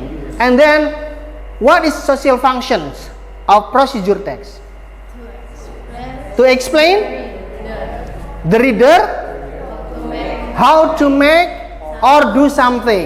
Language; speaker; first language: English; non-native, fluent; Indonesian